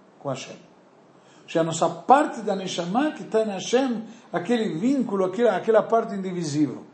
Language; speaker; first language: Portuguese; non-native, fluent; Spanish